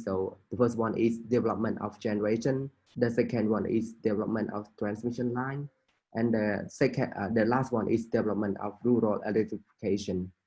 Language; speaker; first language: English; non-native, fluent; Khmer